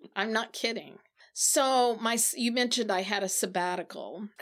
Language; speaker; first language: English; native; English